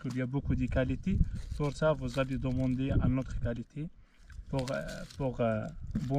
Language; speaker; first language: French; non-native, learner; Arabic